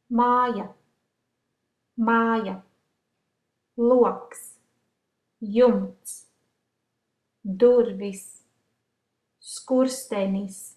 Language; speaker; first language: Latvian; non-native, learner; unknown